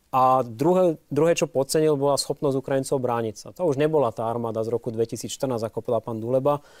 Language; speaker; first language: Slovak; native; Slovak